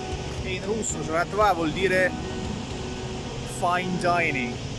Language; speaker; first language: Italian; non-native, fluent; Russian